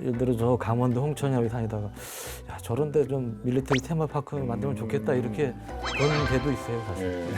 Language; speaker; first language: Korean; native; Korean